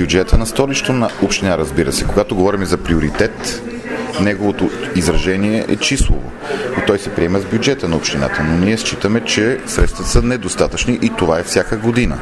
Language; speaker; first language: Bulgarian; native; Bulgarian